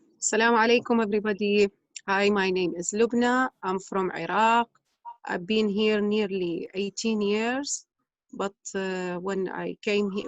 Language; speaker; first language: English; non-native, learner; Arabic